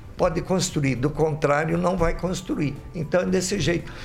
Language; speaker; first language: Portuguese; native; Portuguese